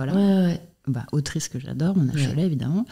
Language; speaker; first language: French; native; French